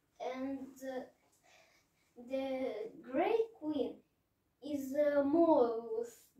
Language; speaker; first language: English; non-native, learner; Russian